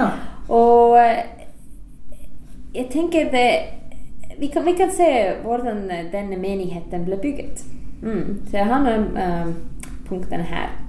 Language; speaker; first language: Norwegian; non-native, fluent; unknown